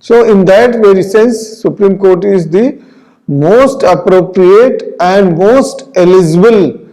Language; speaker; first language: English; non-native, local second language; Hindi